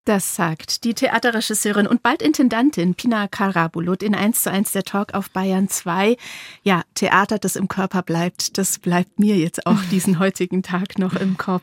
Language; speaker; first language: German; native; German